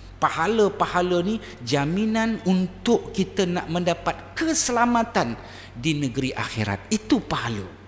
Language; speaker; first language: Malay; native; Malay